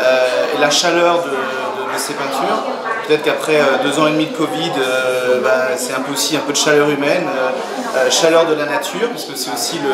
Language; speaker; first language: French; native; French